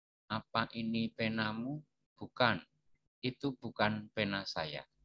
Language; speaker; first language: Indonesian; native; Indonesian